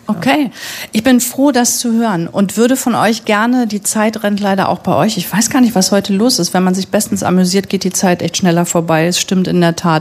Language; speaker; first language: German; native; German